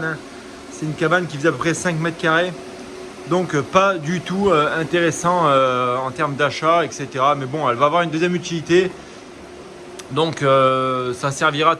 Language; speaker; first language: French; native; French